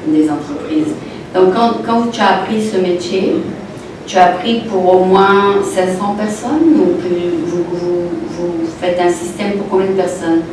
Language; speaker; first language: French; non-native, local second language; Arabic